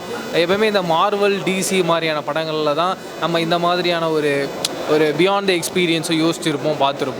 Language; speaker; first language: Tamil; native; Tamil